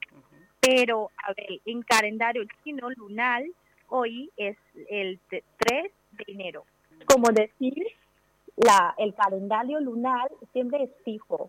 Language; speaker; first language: Spanish; non-native, learner; Chinese